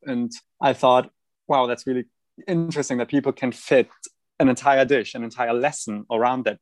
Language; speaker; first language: English; non-native, fluent; German